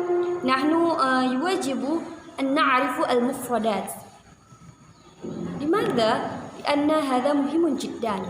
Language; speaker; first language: Arabic; non-native, learner; Indonesian